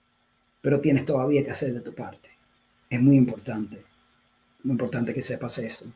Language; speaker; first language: Spanish; early bilingual, heritage; Spanish